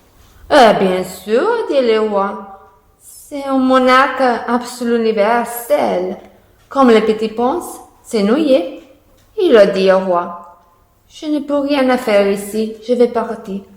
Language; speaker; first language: French; non-native, learner; Italian